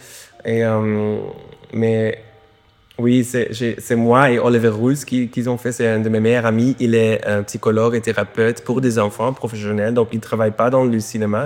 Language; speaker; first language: French; non-native, learner; Dutch